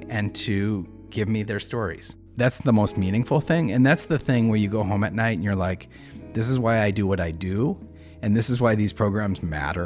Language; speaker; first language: English; native; English